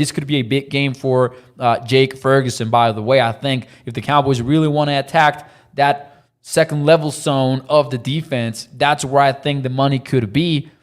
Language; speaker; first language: English; native; English